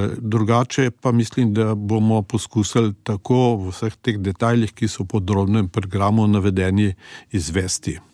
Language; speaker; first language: Slovenian; native; Slovenian